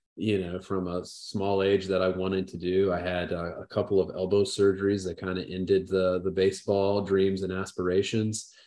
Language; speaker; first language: English; native; English